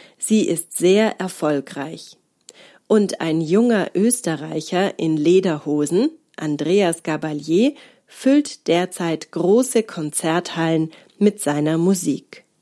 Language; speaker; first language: German; native; German